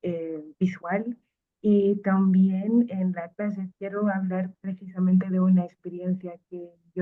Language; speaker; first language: Spanish; non-native, fluent; Akan